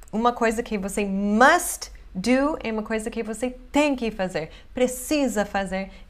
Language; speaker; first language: Portuguese; non-native, fluent; English